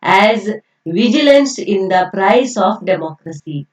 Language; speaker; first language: English; non-native, local second language; Kannada